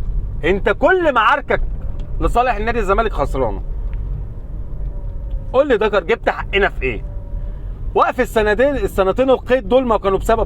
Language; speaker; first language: Arabic; native; Arabic